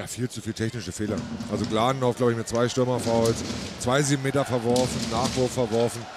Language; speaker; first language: German; native; German